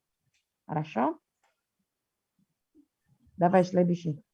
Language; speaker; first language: Russian; non-native, fluent; Indonesian